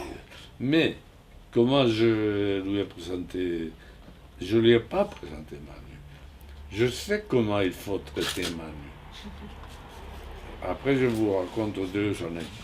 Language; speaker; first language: French; non-native, fluent; Spanish